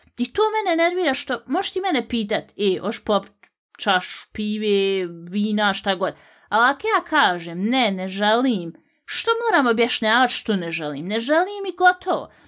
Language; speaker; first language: Bosnian; native; Bosnian